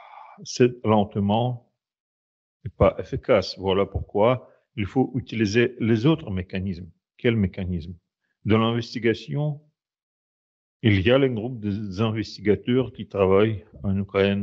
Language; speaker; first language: French; non-native, fluent; Russian